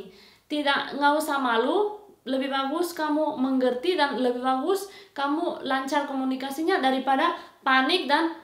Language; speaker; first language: Indonesian; non-native, fluent; Spanish